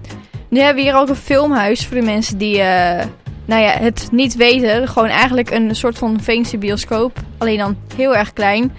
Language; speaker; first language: Dutch; native; Dutch